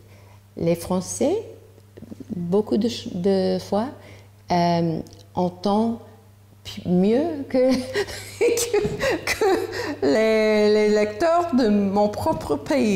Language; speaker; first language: French; non-native, learner; English